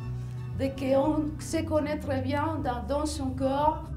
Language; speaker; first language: French; non-native, fluent; Spanish